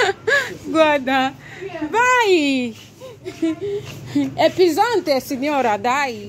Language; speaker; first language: Italian; non-native, learner; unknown